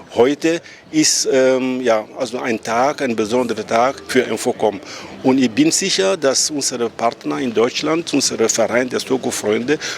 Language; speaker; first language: German; non-native, fluent; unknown